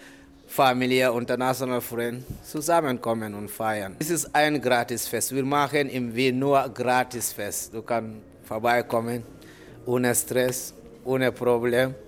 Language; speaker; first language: German; non-native, learner; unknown